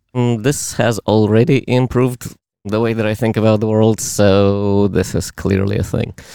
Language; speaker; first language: English; early bilingual, other home language; Russian